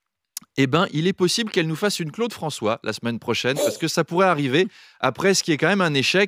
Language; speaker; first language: French; native; French